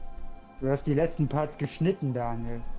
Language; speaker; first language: German; native; German